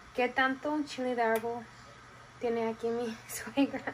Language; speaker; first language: Spanish; early bilingual, other home language; English